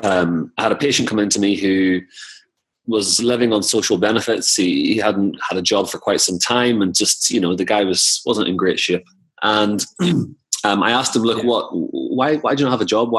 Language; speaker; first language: English; native; English